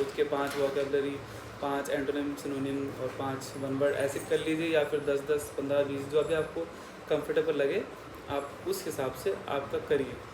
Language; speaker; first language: Hindi; native; Hindi